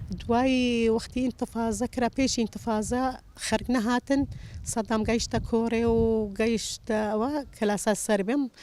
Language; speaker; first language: Central Kurdish; non-native, local second language; Assyrian Neo-Aramaic